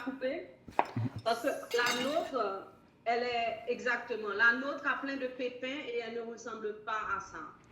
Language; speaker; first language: French; native; French